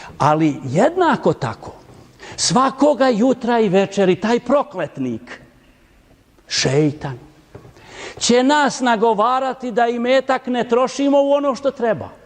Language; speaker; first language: Bosnian; native; Bosnian